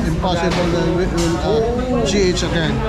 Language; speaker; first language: English; non-native, local second language; Filipino